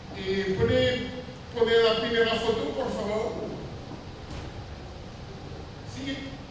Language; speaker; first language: Spanish; non-native, fluent; French